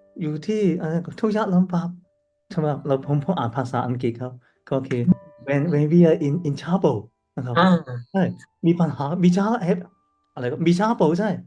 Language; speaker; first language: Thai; non-native, learner; Cantonese